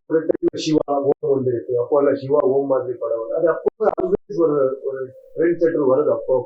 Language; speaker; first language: Tamil; non-native, learner; Kannada